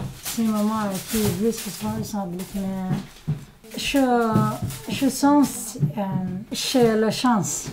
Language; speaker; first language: French; non-native, learner; Somali